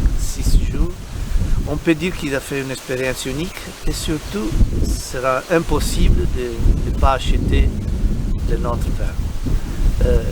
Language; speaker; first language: French; non-native, learner; Italian